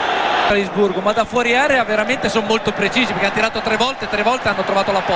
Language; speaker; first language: Italian; native; Italian